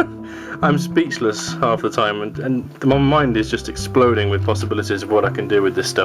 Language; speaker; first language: English; native; English